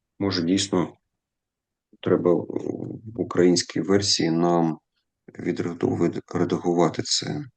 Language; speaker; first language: Ukrainian; non-native, local second language; Russian